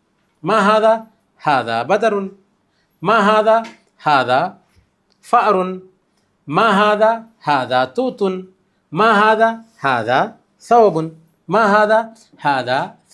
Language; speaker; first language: Arabic; non-native, fluent; Urdu